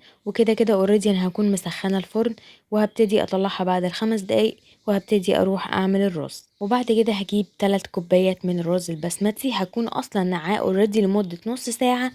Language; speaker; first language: Arabic; native; Arabic